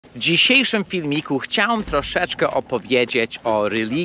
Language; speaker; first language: Polish; non-native, fluent; English